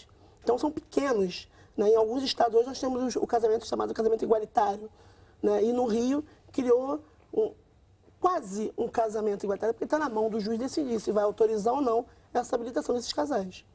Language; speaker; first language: Portuguese; native; Portuguese